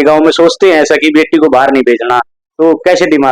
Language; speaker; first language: Hindi; native; Hindi